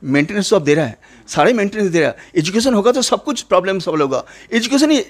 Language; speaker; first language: Hindi; non-native, local second language; Bangla